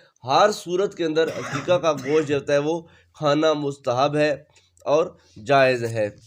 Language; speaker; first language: Urdu; native; Urdu